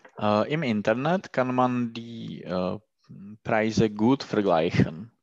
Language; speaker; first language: German; non-native, learner; Czech